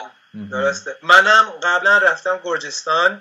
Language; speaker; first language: Persian; non-native, fluent; Spanish